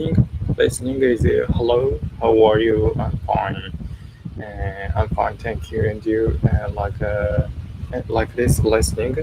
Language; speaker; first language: English; non-native, learner; Japanese